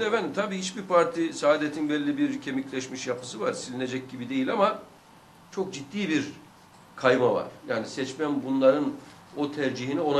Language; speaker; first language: Turkish; native; Turkish